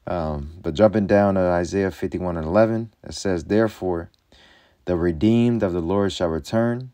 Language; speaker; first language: English; native; English